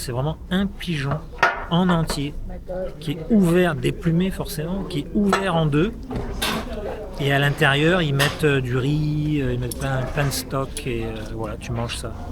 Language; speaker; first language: French; native; French